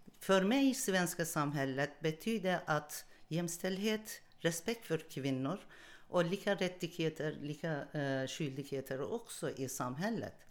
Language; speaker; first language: Swedish; non-native, learner; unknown